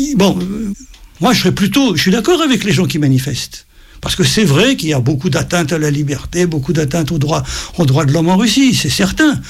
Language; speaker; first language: French; native; French